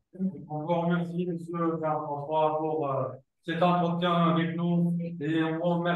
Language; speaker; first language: French; non-native, fluent; Arabic